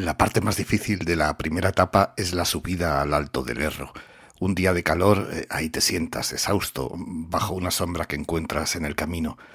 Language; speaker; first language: Spanish; native; Spanish